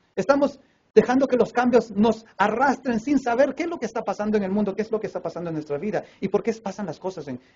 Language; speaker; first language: Spanish; native; Spanish